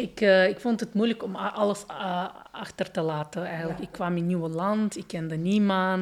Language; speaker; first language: Dutch; non-native, fluent; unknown